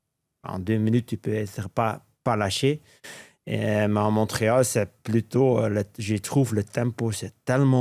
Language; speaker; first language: French; non-native, local second language; Dutch